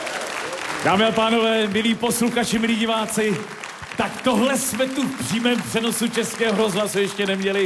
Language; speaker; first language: Czech; native; Czech